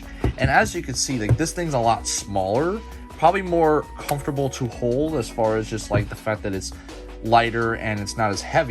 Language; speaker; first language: English; native; English